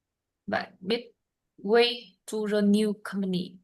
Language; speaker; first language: English; non-native, learner; Vietnamese